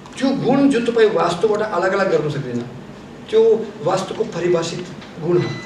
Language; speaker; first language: Nepali; non-native, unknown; Russian